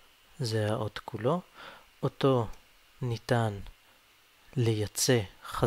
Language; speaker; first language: Hebrew; native; Hebrew